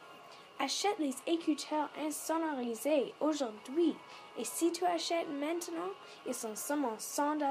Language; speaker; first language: French; non-native, learner; English